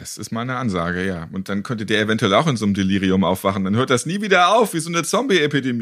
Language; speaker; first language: German; native; German